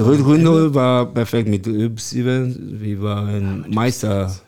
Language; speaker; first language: German; non-native, learner; French